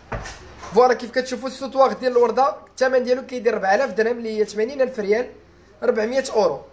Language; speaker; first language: Arabic; native; Arabic